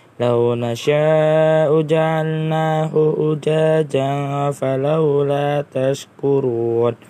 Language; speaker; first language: Arabic; non-native, learner; Indonesian